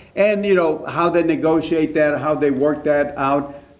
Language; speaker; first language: English; early bilingual, other home language; Spanish